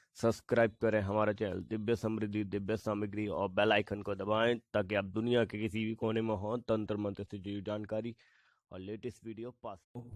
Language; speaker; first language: Hindi; native; Hindi